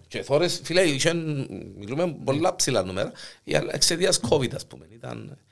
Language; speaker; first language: Greek; native; Greek